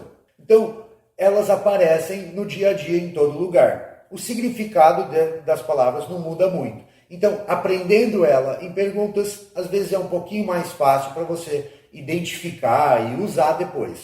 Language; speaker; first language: Portuguese; non-native, fluent; English